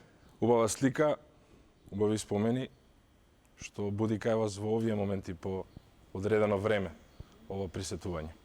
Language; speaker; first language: Macedonian; native; Macedonian